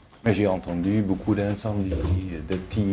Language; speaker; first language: French; non-native, learner; Dutch